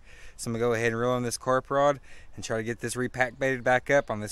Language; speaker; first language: English; native; English